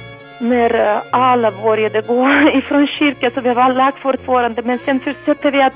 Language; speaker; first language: Swedish; non-native, fluent; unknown